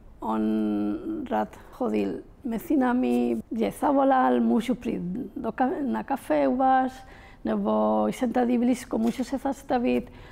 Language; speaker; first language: Czech; non-native, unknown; Spanish